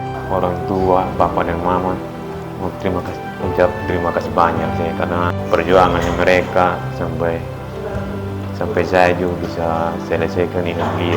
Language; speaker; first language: Indonesian; non-native, local second language; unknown